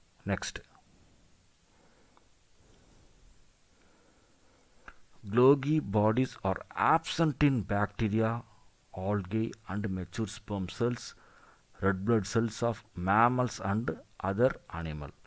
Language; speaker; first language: English; non-native, local second language; Tamil